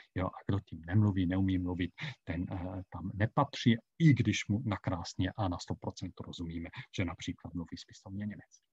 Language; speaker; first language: Czech; non-native, fluent; German